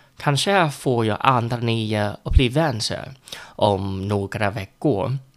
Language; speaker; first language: Swedish; non-native, learner; Vietnamese